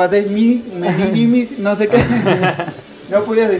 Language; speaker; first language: Spanish; native; Spanish